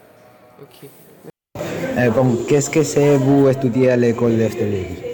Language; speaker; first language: French; non-native, learner; Spanish